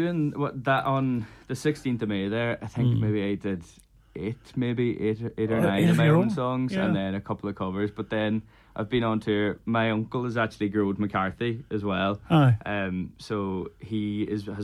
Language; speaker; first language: English; native; English